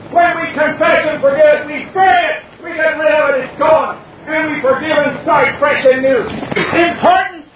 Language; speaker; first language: English; native; English